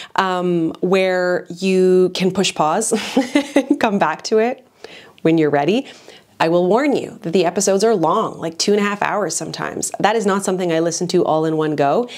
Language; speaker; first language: English; native; English